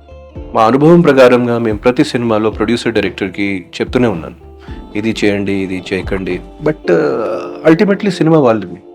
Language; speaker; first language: Telugu; non-native, fluent; Hindi